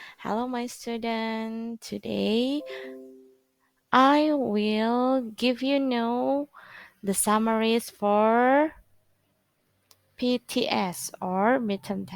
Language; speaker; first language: English; non-native, learner; Indonesian